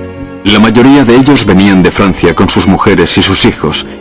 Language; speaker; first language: Spanish; native; Spanish